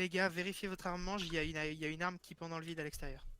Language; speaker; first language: French; native; French